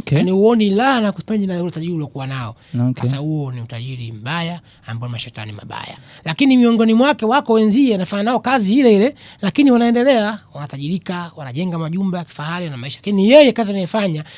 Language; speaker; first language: Swahili; native; Swahili